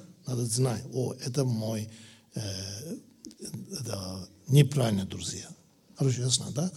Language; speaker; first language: Russian; non-native, learner; Tibetan